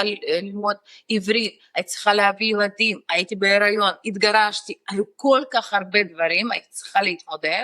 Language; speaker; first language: Hebrew; non-native, fluent; Russian